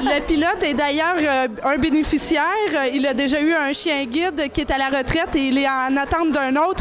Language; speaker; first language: French; native; French